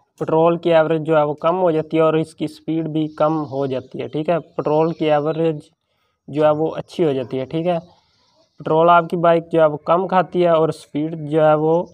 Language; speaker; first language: Urdu; non-native, local second language; Punjabi